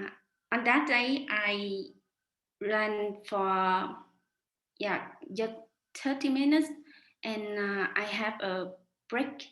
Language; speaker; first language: English; non-native, learner; Vietnamese